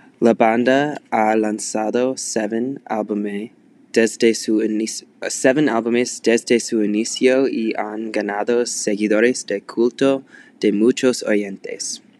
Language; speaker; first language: Spanish; non-native, learner; English